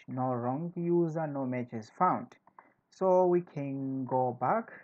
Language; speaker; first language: English; non-native, fluent; Portuguese